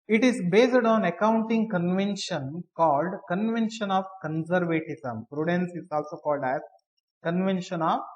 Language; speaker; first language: English; non-native, local second language; Kannada